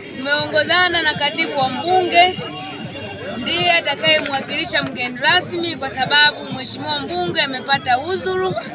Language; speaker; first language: Swahili; native; Swahili